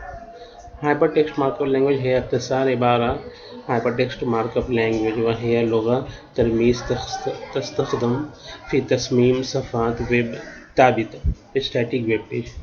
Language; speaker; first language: Arabic; non-native, learner; Urdu